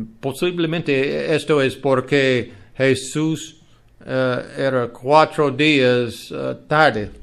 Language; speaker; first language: Spanish; non-native, learner; English